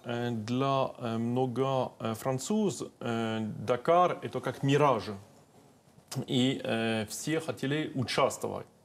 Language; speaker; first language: Russian; non-native, learner; French